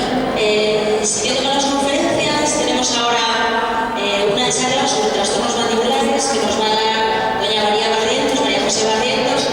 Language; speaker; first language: Spanish; native; Spanish